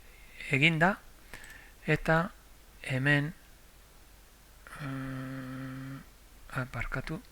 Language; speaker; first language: Basque; non-native, local second language; Spanish